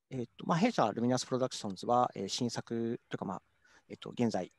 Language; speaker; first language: Japanese; native; Japanese